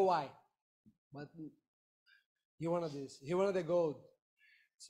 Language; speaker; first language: English; non-native, learner; Portuguese